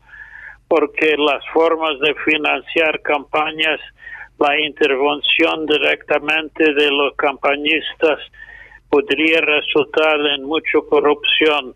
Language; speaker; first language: Spanish; non-native, fluent; English